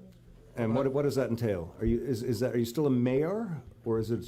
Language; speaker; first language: English; native; English